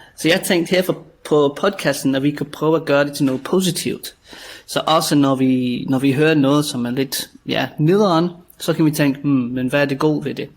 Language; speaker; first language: Danish; native; Danish